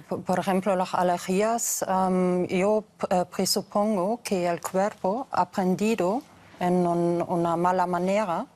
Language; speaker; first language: Spanish; non-native, fluent; German